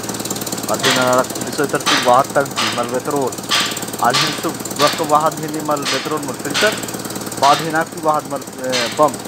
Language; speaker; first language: Arabic; non-native, learner; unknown